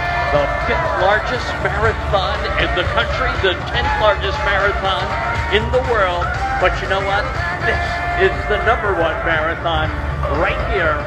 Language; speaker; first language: English; native; English